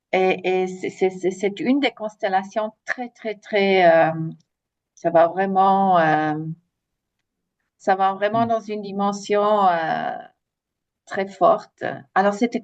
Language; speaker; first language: French; non-native, fluent; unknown